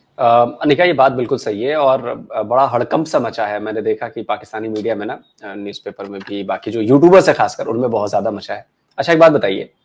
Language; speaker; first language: Hindi; native; Hindi